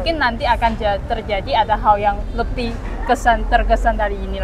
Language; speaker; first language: Indonesian; non-native, fluent; Chinese